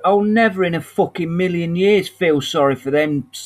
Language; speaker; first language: English; native; English